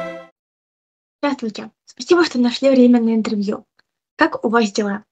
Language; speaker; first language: Russian; native; Russian